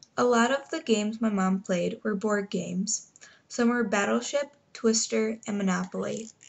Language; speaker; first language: English; native; English